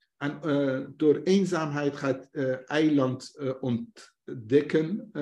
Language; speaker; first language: Dutch; non-native, fluent; Persian